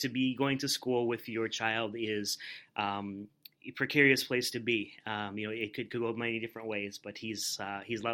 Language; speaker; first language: English; native; English